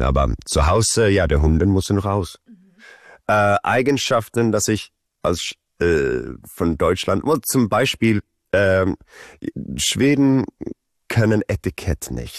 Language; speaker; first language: German; early bilingual, heritage; Swedish